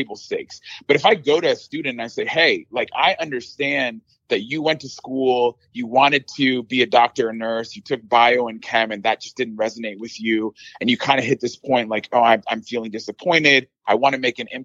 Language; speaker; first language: English; native; English